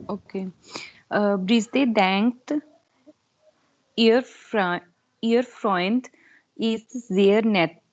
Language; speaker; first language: German; non-native, learner; Hindi